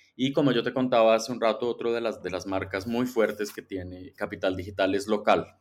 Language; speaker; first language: Spanish; native; Spanish